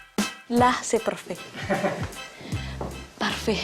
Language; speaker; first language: French; non-native, learner; Indonesian